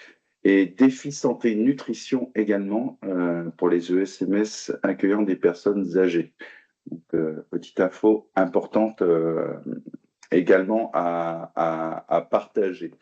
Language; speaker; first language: French; native; French